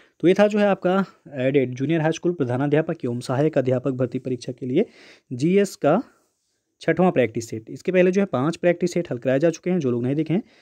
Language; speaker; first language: Hindi; native; Hindi